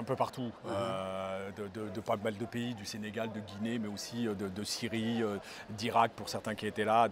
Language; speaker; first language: French; native; French